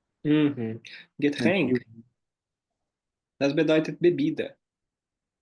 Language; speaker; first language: German; non-native, fluent; Portuguese